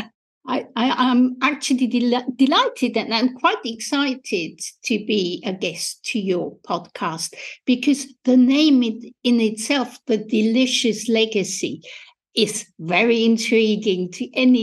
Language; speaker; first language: English; non-native, fluent; German